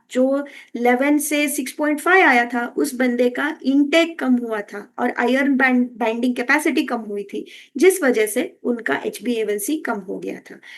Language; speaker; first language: Hindi; non-native, local second language; Kannada